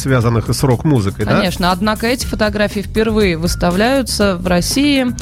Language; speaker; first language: Russian; native; Russian